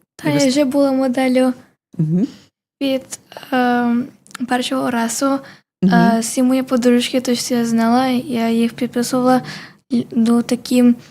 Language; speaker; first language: Ukrainian; early bilingual, heritage; Ukrainian